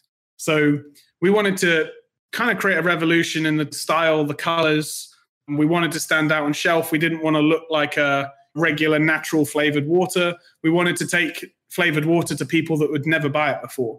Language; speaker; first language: English; native; English